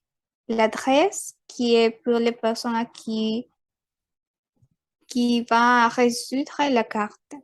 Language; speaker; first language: French; non-native, fluent; Spanish